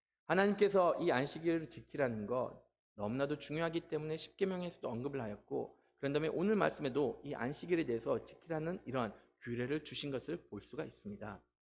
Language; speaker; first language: Korean; native; Korean